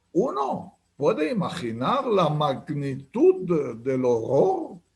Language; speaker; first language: Spanish; non-native, fluent; Hebrew